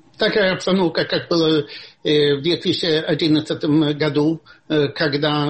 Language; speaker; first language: Russian; non-native, fluent; Swedish